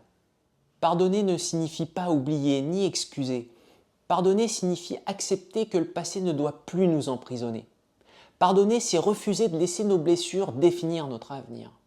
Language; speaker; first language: French; native; French